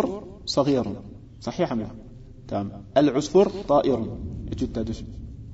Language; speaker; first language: Arabic; early bilingual, heritage; Arabic